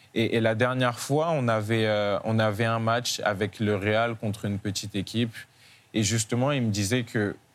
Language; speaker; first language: French; native; French